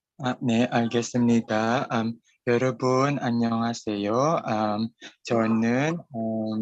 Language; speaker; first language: Korean; non-native, learner; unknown